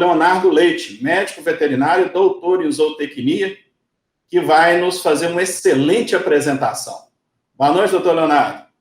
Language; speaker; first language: Portuguese; native; Portuguese